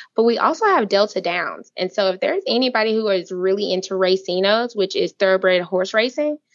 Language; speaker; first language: English; native; English